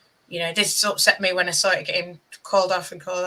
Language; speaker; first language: English; native; English